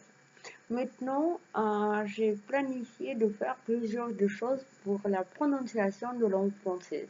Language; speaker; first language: French; non-native, learner; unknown